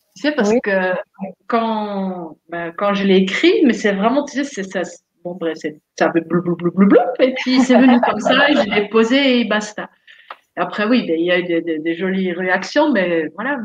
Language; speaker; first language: French; non-native, fluent; Dutch